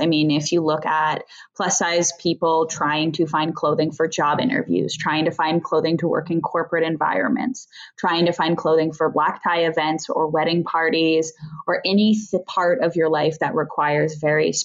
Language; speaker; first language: English; native; English